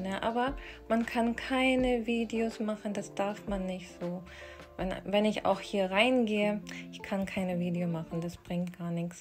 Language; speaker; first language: German; non-native, fluent; Urdu